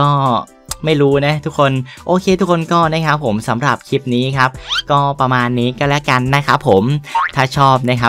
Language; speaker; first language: Thai; native; Thai